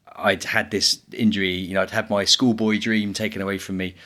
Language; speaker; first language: English; native; English